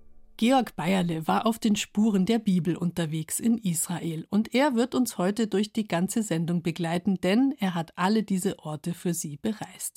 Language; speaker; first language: German; native; German